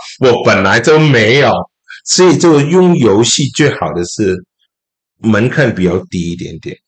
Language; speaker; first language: Chinese; non-native, local second language; Cantonese